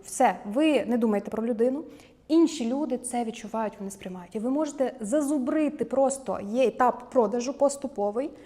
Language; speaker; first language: Ukrainian; native; Ukrainian